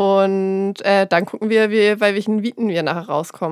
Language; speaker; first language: German; native; German